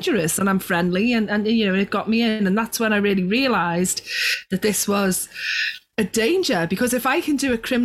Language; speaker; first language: English; native; English